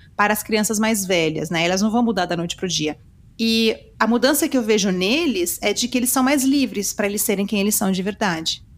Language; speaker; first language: Portuguese; early bilingual, heritage; Portuguese